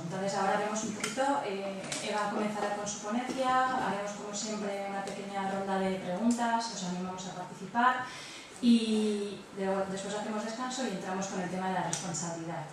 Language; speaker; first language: Spanish; non-native, local second language; Basque